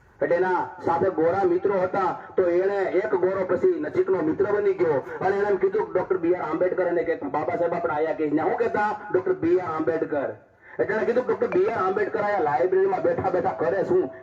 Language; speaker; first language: Gujarati; native; Gujarati